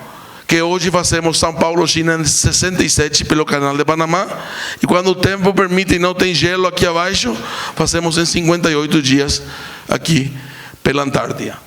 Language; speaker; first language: Portuguese; non-native, fluent; Spanish